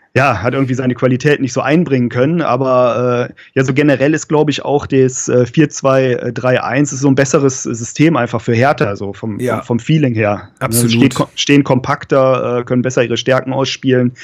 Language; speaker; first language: German; native; German